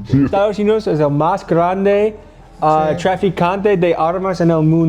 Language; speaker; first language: Spanish; non-native, learner; English